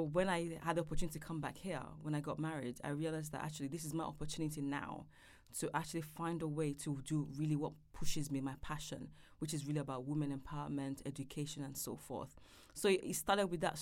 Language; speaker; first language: English; non-native, local second language; Yoruba